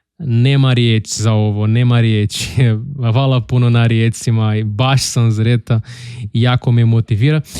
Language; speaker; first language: Bosnian; non-native, learner; Portuguese